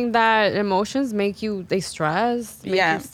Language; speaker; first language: English; native; English